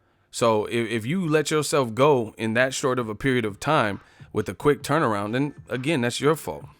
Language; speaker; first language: English; native; English